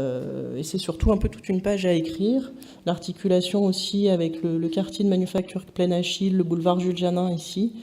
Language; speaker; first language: French; native; French